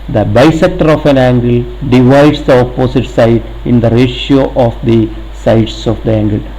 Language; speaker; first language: English; non-native, local second language; Malayalam